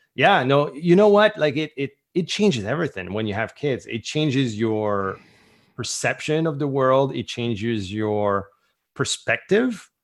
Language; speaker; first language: English; non-native, fluent; French